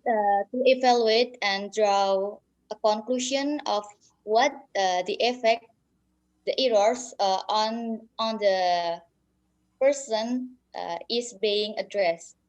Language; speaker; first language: English; non-native, learner; Indonesian